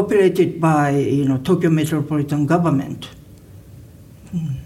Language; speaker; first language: English; non-native, learner; Japanese